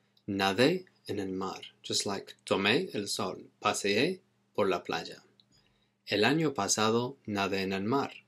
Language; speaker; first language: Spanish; non-native, fluent; English